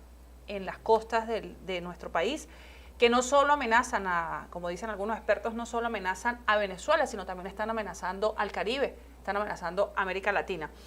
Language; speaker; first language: Spanish; native; Spanish